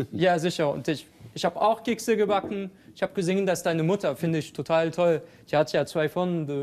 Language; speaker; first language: German; non-native, fluent; French